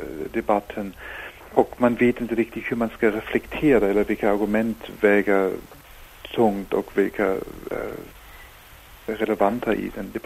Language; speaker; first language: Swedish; non-native, fluent; German